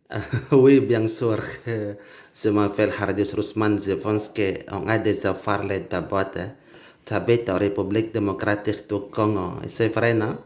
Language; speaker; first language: French; non-native, learner; Indonesian